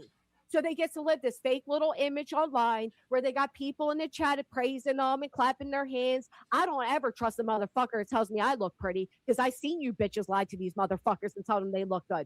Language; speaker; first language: English; native; English